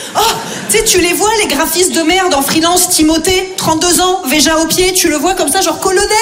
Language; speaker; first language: French; native; French